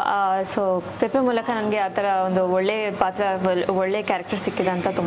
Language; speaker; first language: Kannada; non-native, local second language; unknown